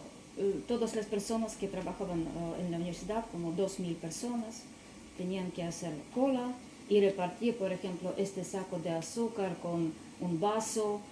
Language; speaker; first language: Spanish; non-native, learner; Russian